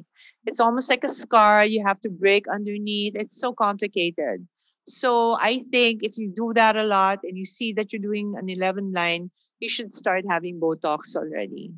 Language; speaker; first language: English; non-native, local second language; Filipino